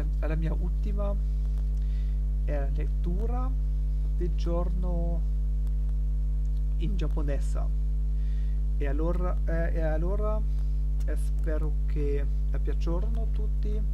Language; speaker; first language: Italian; non-native, learner; German